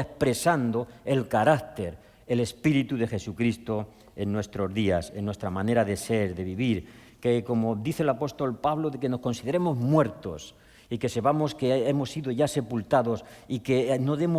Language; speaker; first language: Spanish; native; Spanish